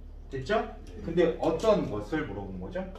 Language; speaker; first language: Korean; native; Korean